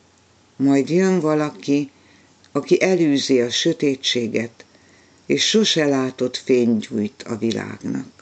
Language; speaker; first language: Hungarian; native; Hungarian